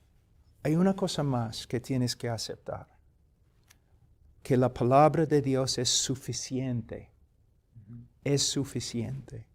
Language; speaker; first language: Spanish; non-native, fluent; English